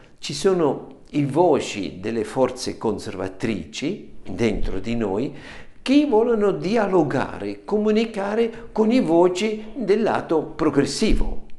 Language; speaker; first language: Italian; non-native, fluent; German